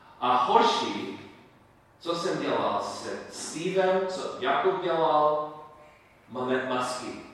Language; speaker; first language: Czech; non-native, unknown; English